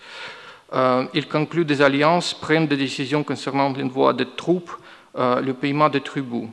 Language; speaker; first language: French; non-native, fluent; Russian